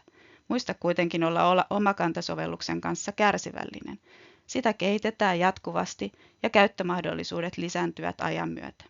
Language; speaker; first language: Finnish; native; Finnish